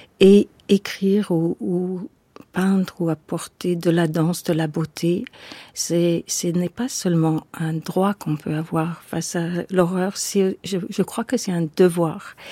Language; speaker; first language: French; non-native, fluent; English